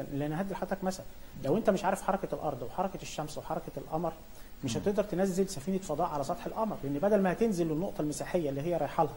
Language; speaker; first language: Arabic; native; Arabic